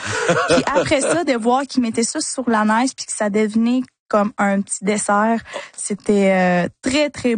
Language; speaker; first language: French; non-native, fluent; Spanish